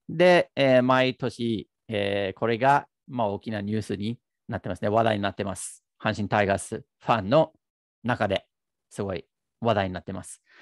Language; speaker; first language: Japanese; non-native, fluent; English